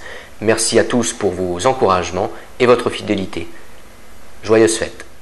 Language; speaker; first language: French; native; French